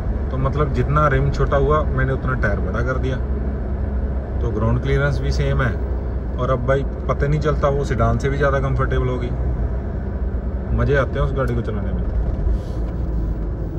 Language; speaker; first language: Hindi; non-native, local second language; Punjabi